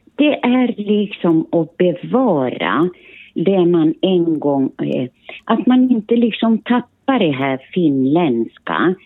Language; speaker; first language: Swedish; early bilingual, other home language; Finnish